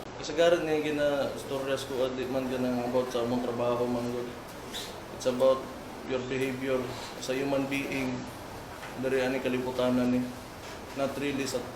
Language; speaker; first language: Cebuano; native; Cebuano